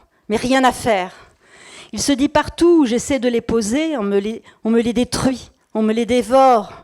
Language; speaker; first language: French; native; French